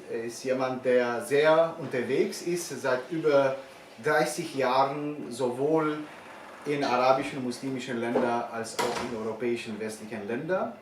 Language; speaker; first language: German; non-native, fluent; Bosnian